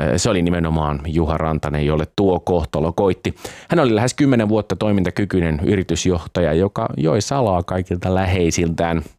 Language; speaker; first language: Finnish; native; Finnish